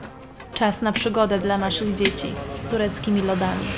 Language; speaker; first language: Polish; native; Polish